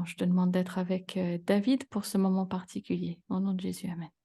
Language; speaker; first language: French; native; French